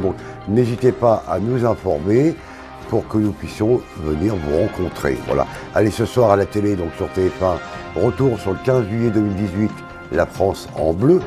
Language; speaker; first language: French; native; French